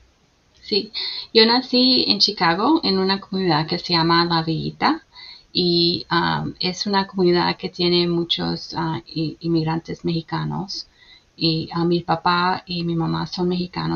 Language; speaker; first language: Spanish; early bilingual, heritage; Spanish